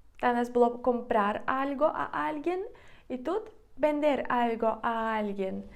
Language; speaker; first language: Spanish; non-native, fluent; Ukrainian